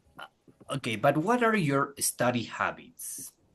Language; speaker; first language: English; non-native, fluent; Spanish